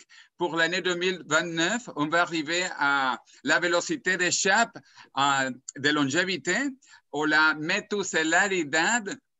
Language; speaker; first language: French; non-native, fluent; Spanish